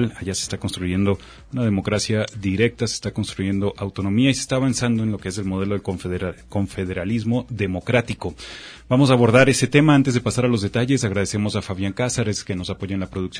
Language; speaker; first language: Spanish; native; Spanish